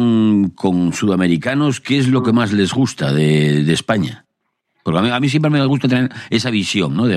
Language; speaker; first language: Spanish; native; Spanish